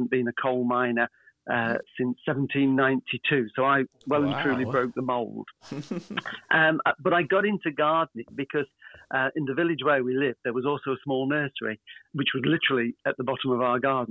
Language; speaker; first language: English; native; English